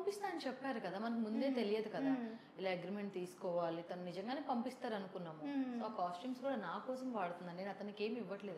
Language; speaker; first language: Telugu; native; Telugu